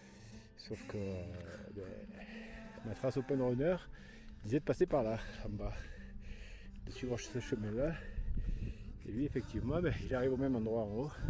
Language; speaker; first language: French; native; French